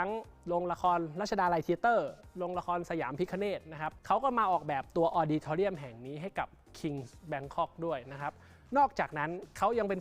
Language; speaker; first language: Thai; native; Thai